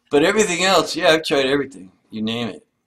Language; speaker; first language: English; native; English